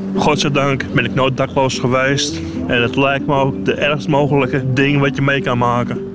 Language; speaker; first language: Dutch; native; Dutch